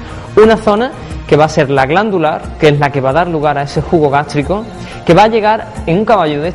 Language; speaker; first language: Spanish; native; Spanish